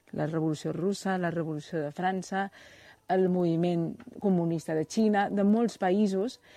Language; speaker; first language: Catalan; non-native, fluent; Chinese